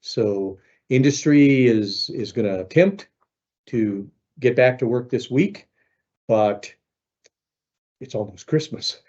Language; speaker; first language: English; native; English